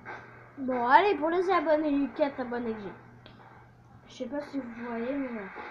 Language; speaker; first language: French; native; French